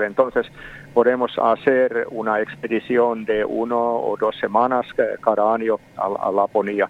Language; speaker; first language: Spanish; non-native, fluent; Finnish